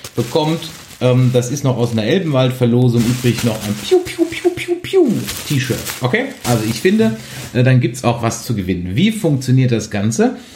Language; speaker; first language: German; native; German